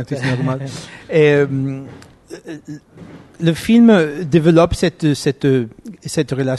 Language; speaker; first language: French; non-native, fluent; Italian